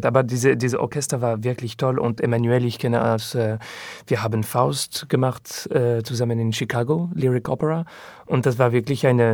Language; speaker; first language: German; non-native, learner; French